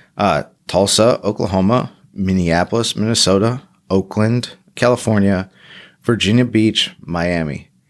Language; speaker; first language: English; native; English